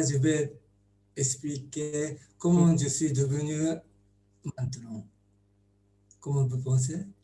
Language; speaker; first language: French; non-native, learner; Japanese